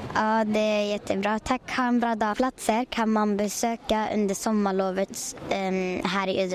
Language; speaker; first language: Swedish; non-native, learner; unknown